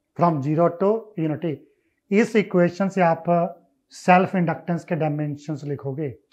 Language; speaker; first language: Hindi; non-native, local second language; Punjabi